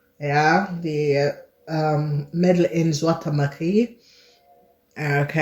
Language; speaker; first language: Dutch; non-native, fluent; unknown